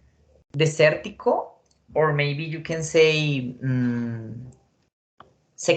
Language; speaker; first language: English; non-native, fluent; Spanish